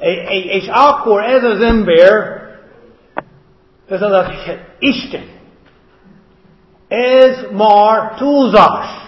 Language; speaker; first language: Hungarian; non-native, fluent; English